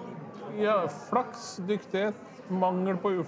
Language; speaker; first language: Norwegian; native; Norwegian